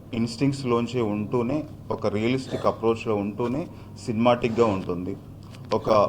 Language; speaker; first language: Telugu; native; Telugu